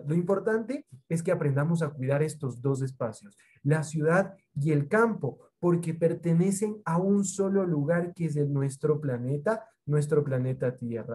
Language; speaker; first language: Spanish; native; Spanish